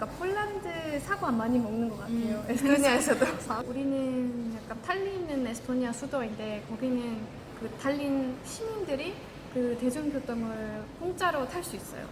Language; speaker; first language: Korean; non-native, fluent; Estonian